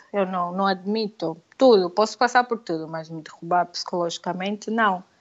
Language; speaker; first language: Portuguese; native; Portuguese